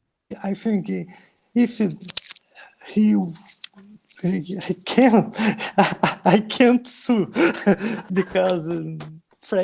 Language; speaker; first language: English; non-native, learner; Portuguese